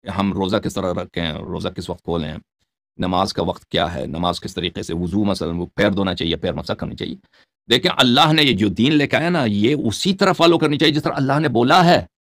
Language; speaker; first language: Urdu; native; Urdu